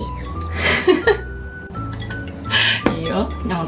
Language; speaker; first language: Japanese; native; Japanese